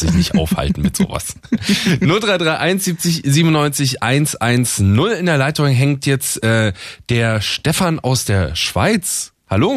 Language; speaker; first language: German; native; German